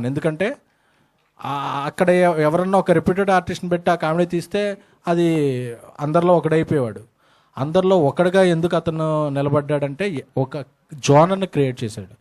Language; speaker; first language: Telugu; native; Telugu